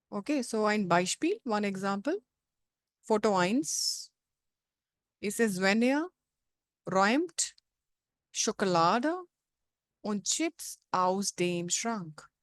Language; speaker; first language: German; non-native, fluent; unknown